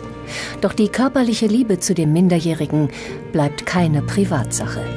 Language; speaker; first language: German; native; German